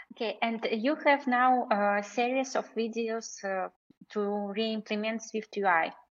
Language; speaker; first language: English; non-native, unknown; Russian